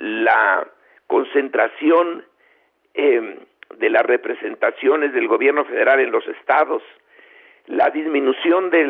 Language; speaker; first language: Spanish; native; Spanish